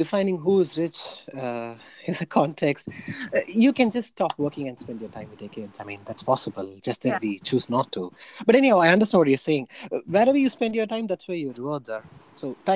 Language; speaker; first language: English; non-native, local second language; Tamil